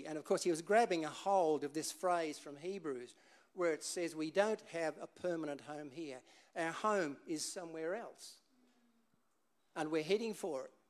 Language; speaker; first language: English; native; English